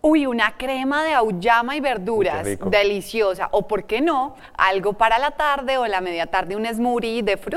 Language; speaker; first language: Spanish; native; Spanish